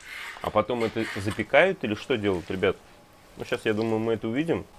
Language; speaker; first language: Russian; native; Russian